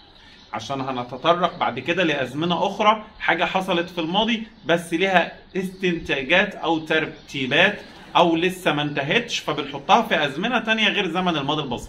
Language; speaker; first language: Arabic; native; Arabic